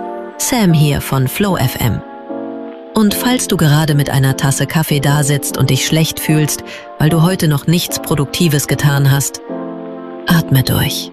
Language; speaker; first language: German; native; German